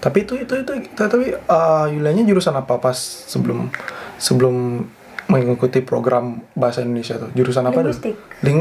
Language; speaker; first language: Indonesian; native; Indonesian